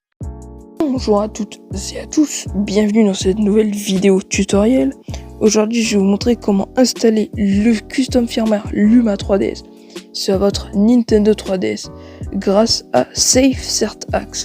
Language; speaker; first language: French; native; French